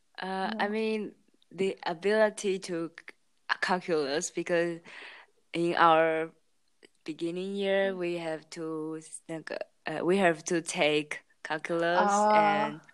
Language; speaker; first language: English; non-native, learner; Chinese